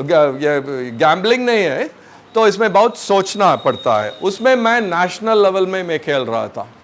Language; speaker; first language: Hindi; non-native, local second language; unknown